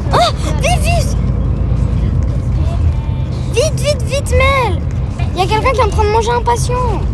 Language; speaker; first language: French; native; French